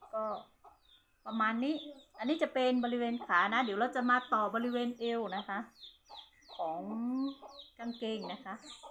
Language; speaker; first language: Thai; non-native, local second language; Hmong